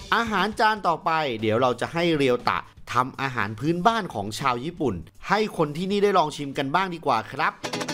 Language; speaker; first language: Thai; native; Thai